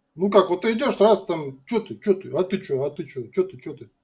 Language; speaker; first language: Russian; native; Russian